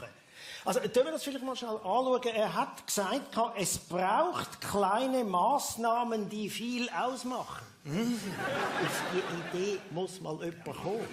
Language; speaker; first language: German; native; German